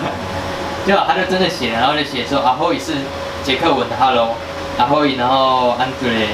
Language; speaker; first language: Chinese; native; Chinese